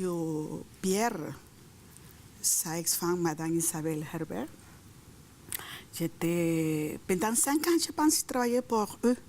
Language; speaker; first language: French; non-native, fluent; Spanish